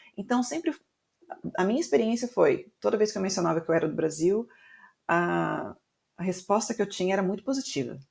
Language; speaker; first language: Portuguese; native; Portuguese